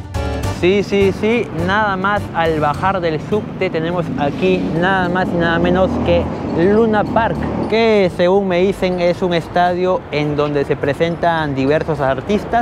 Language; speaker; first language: Spanish; native; Spanish